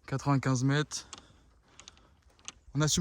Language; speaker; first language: French; native; French